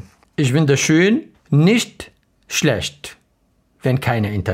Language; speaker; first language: German; non-native, learner; Arabic